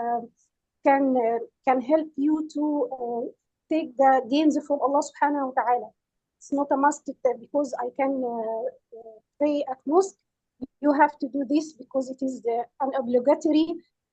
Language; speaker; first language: English; non-native, fluent; Arabic